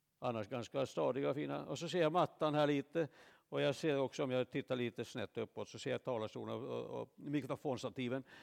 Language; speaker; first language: Swedish; native; Swedish